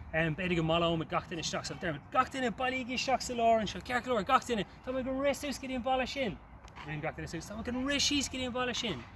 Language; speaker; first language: Irish; non-native, local second language; English